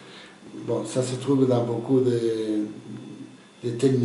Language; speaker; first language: French; non-native, fluent; Spanish